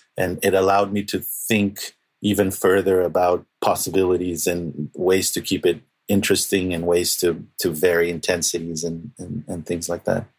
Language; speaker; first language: English; non-native, fluent; Portuguese